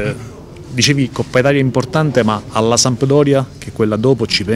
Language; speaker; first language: Italian; native; Italian